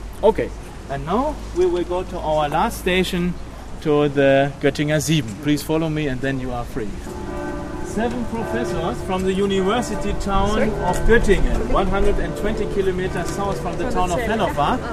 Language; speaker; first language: English; non-native, fluent; German